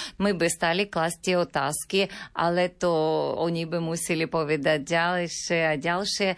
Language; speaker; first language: Slovak; non-native, learner; Ukrainian